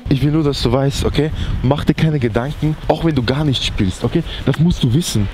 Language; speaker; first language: German; early bilingual, other home language; Persian